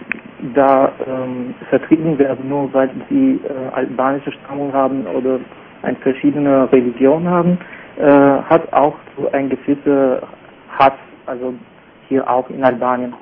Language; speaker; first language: German; non-native, fluent; Albanian